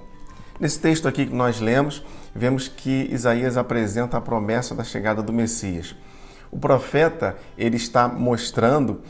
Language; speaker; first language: Portuguese; native; Portuguese